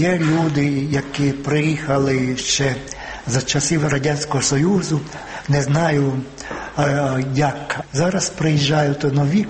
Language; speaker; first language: Ukrainian; non-native, fluent; Finnish